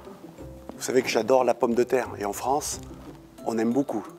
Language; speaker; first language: French; native; French